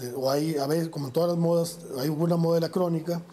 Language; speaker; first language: Spanish; native; Spanish